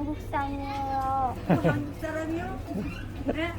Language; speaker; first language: Korean; early bilingual, heritage; Korean